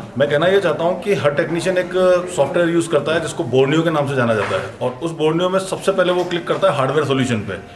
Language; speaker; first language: Hindi; native; Hindi